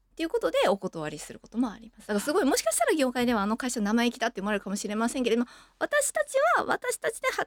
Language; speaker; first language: Japanese; early bilingual, other home language; Chinese